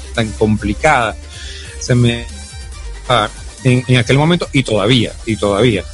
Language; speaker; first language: Spanish; native; Spanish